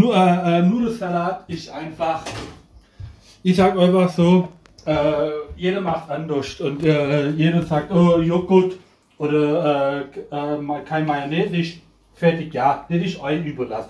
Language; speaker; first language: German; non-native, fluent; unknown